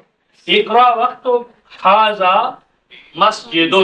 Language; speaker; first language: Arabic; non-native, fluent; Urdu